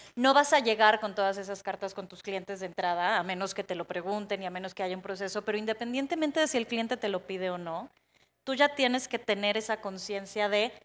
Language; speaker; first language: Spanish; native; Spanish